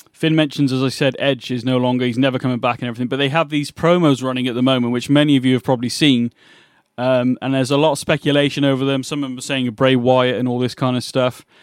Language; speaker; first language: English; native; English